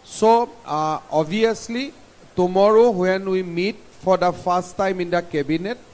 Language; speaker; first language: English; non-native, local second language; Assamese